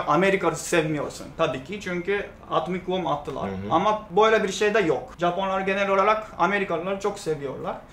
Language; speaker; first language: Turkish; non-native, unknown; Japanese